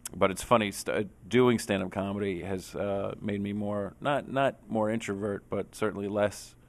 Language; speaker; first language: English; native; English